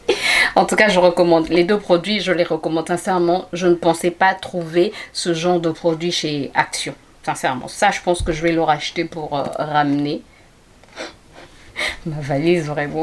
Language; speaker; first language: French; native; French